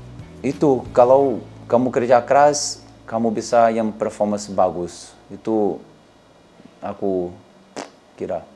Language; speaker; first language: Indonesian; non-native, learner; Portuguese